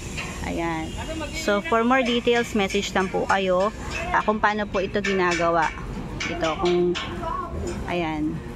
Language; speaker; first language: Filipino; native; Filipino